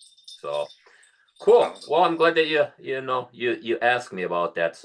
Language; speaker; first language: English; native; English